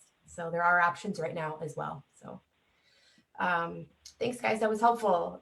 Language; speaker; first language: English; native; English